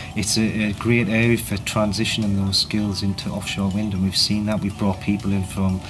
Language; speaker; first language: English; native; English